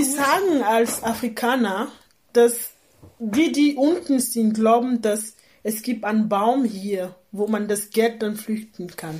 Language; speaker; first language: German; non-native, learner; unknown